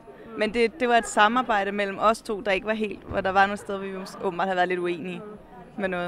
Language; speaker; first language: Danish; native; Danish